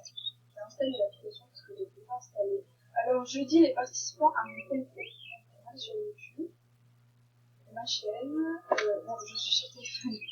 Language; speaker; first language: French; native; French